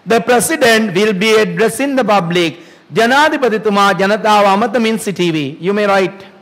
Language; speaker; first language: English; non-native, local second language; Sinhala